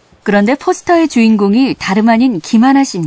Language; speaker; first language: Korean; native; Korean